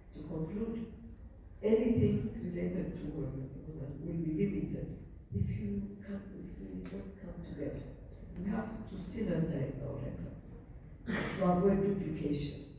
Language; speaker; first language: English; non-native, local second language; Amharic